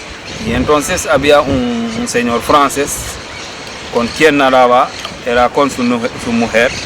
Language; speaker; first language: Spanish; non-native, learner; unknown